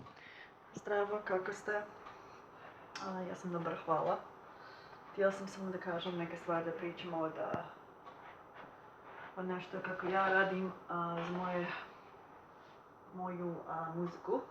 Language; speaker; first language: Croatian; early bilingual, heritage; Croatian